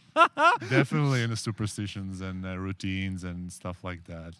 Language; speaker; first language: English; non-native, learner; Czech